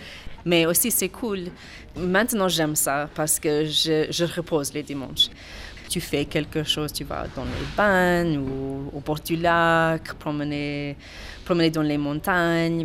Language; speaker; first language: French; non-native, learner; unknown